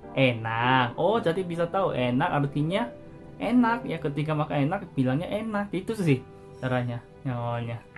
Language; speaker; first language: Indonesian; non-native, fluent; Korean